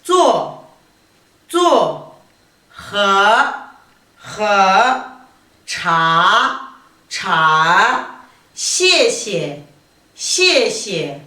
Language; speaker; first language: Chinese; non-native, fluent; Kazakh